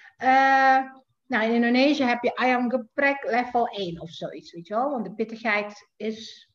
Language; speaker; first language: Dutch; non-native, fluent; Indonesian